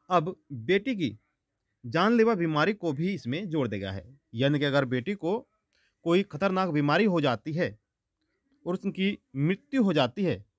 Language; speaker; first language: Hindi; native; Hindi